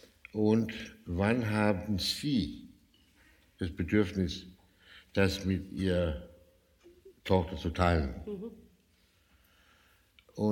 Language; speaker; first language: German; non-native, fluent; Danish